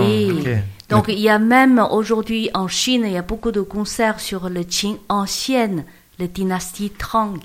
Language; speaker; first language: French; non-native, learner; Chinese